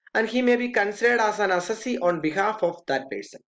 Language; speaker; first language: English; non-native, local second language; Malayalam